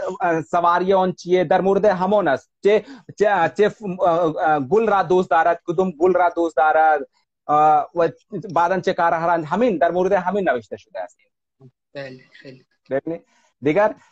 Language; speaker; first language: Persian; non-native, fluent; Hindi